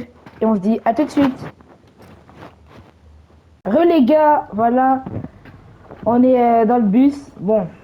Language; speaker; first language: French; native; French